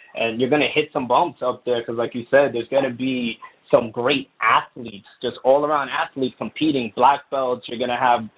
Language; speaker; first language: English; non-native, fluent; Spanish